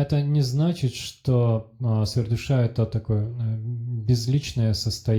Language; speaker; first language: Russian; native; Russian